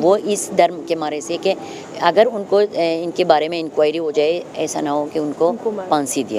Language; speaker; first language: Hindi; non-native, fluent; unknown